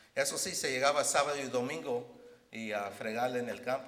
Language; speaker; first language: Spanish; early bilingual, heritage; Spanish